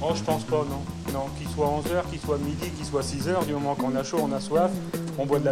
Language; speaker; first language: French; native; French